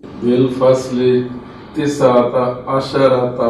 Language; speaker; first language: Arabic; non-native, learner; Urdu